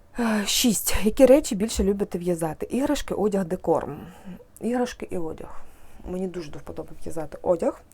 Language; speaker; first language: Ukrainian; native; Ukrainian